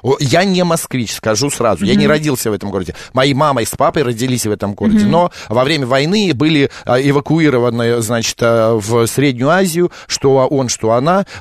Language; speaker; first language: Russian; native; Russian